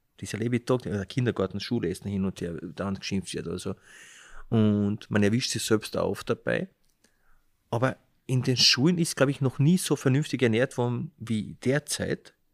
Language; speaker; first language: German; early bilingual, other home language; Slovenian